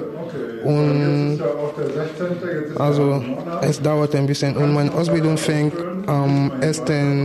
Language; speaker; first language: German; non-native, learner; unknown